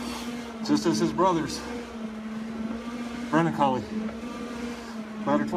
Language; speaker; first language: English; native; English